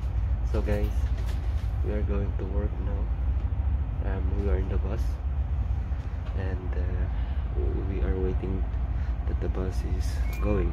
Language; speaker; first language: English; non-native, local second language; Filipino